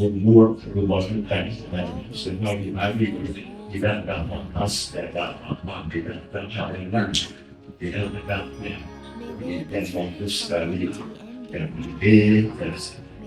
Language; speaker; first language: Indonesian; non-native, learner; Thai